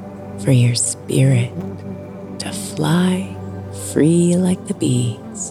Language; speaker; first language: English; native; English